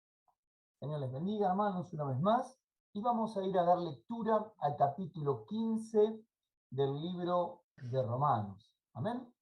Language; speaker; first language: Spanish; native; Spanish